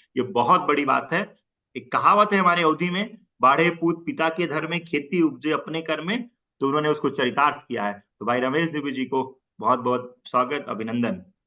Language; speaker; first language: Hindi; native; Hindi